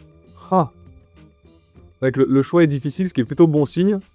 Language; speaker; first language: French; native; French